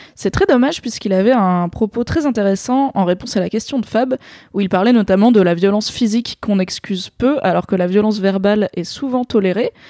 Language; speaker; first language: French; native; French